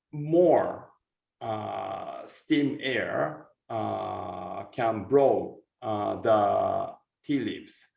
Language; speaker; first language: English; non-native, learner; Japanese